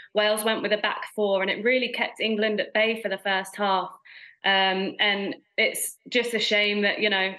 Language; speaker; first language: English; native; English